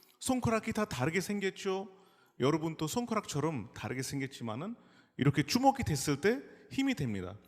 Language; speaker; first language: Korean; non-native, fluent; Hindi